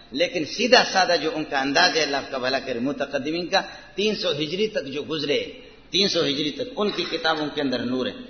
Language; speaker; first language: Urdu; non-native, local second language; Brahui